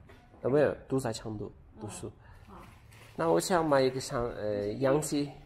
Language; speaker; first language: Chinese; non-native, learner; Turkish